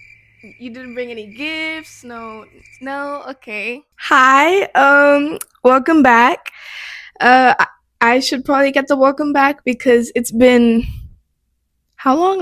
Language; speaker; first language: English; native; English